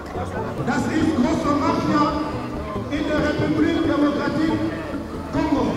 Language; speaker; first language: German; non-native, fluent; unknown